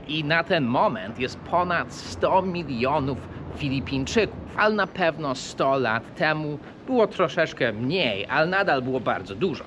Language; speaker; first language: Polish; non-native, fluent; English